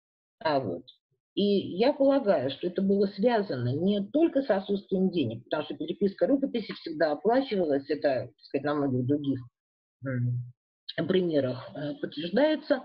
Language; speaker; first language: Russian; native; Russian